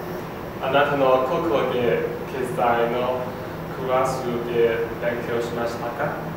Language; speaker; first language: Japanese; non-native, learner; English